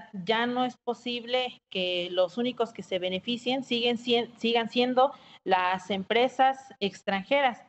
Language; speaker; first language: Spanish; native; Spanish